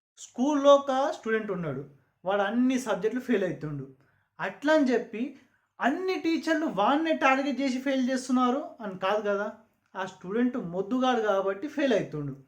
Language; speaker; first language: Telugu; non-native, local second language; Urdu